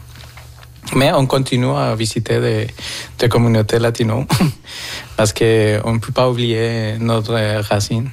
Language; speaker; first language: French; non-native, fluent; Spanish